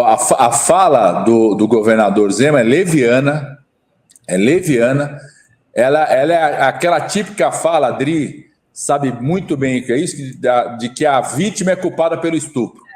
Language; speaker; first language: Portuguese; native; Portuguese